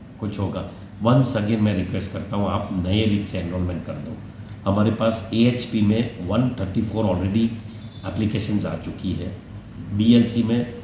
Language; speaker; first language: Hindi; non-native, local second language; Gujarati